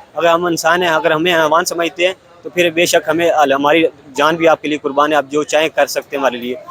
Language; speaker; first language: Urdu; non-native, local second language; Punjabi